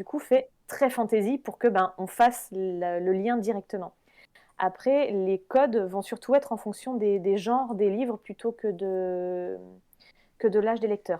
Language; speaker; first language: French; native; French